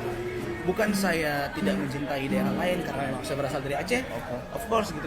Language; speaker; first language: Indonesian; non-native, local second language; Achinese